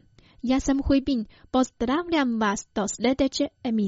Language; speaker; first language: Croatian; non-native, fluent; Chinese